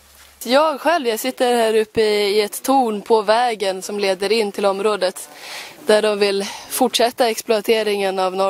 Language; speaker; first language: Swedish; native; Swedish